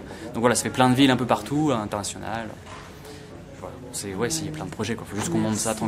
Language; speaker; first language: French; native; French